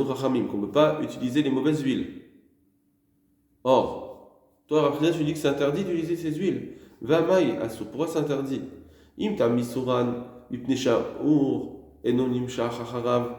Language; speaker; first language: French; native; French